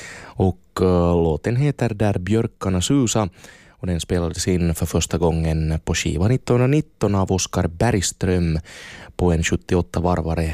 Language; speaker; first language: Swedish; native; Swedish